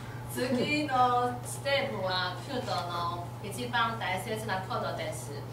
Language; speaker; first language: Japanese; non-native, learner; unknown